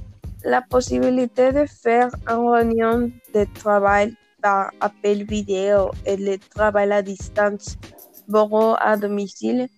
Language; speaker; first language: French; non-native, learner; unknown